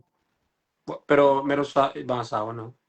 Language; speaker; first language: Filipino; non-native, learner; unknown